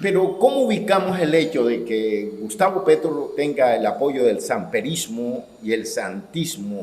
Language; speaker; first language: Spanish; native; Spanish